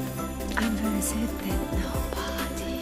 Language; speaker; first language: English; non-native, learner; Russian